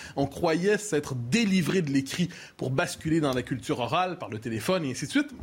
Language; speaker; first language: French; native; French